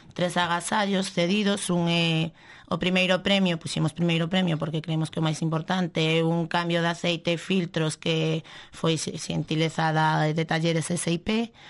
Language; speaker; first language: Galician; non-native, local second language; Spanish